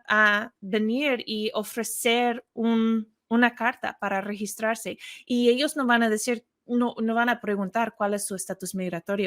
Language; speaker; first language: Spanish; non-native, learner; English